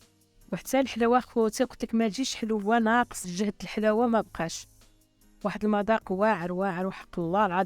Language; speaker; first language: Arabic; native; Arabic